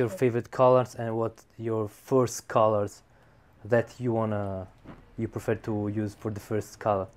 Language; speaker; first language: English; non-native, learner; Italian